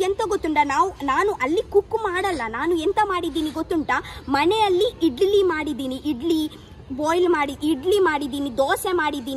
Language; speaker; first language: Kannada; non-native, local second language; Tulu